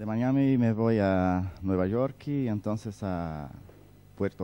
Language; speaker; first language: Spanish; non-native, fluent; Portuguese